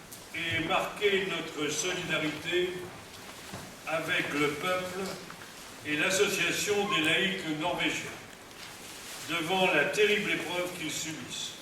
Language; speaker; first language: French; native; French